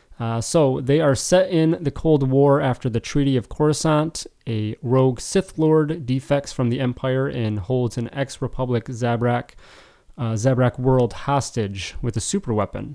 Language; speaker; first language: English; native; English